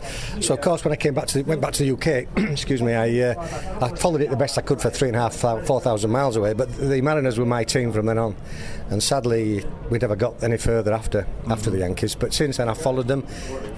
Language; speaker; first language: English; native; English